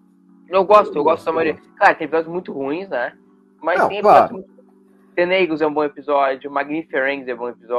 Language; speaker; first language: Portuguese; native; Portuguese